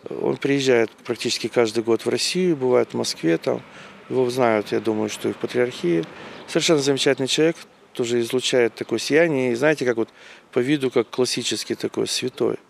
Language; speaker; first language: Russian; native; Russian